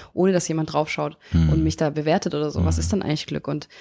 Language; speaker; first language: German; native; German